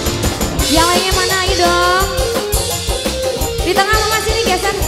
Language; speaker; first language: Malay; non-native, local second language; Javanese